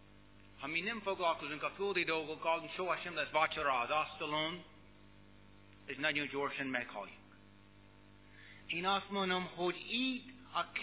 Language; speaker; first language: Hungarian; non-native, learner; English